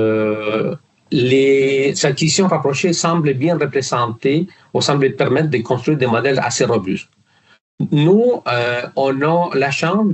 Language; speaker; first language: French; non-native, fluent; Spanish